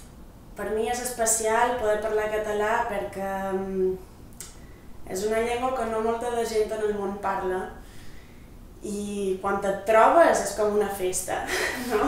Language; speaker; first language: Catalan; non-native, local second language; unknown